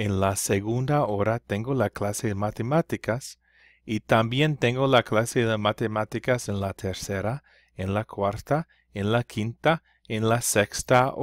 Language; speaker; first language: Spanish; non-native, fluent; English